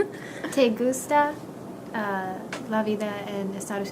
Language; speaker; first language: Spanish; non-native, learner; English